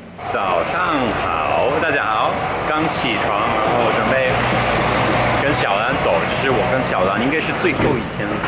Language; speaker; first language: Chinese; non-native, fluent; English